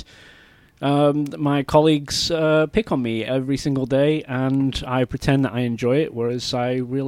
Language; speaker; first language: English; native; English